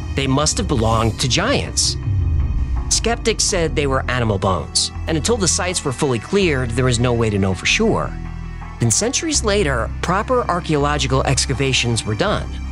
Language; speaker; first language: English; native; English